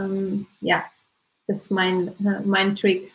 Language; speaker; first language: German; non-native, learner; Russian